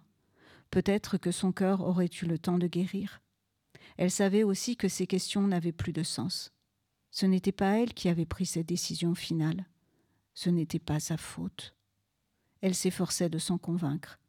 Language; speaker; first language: French; native; French